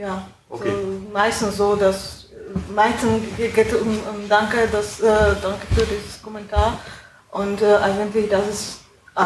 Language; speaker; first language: German; non-native, fluent; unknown